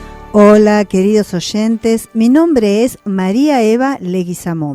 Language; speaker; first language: Spanish; native; Spanish